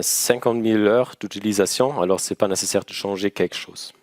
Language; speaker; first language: French; non-native, learner; German